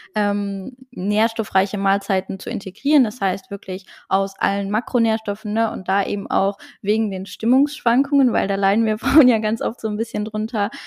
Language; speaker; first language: German; non-native, local second language; Luxembourgish